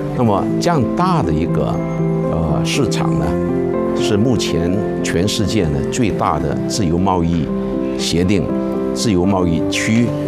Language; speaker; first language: Chinese; native; Chinese